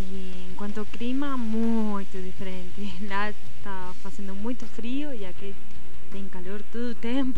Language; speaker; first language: Portuguese; non-native, learner; Spanish